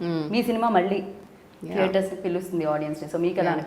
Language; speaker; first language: Telugu; native; Telugu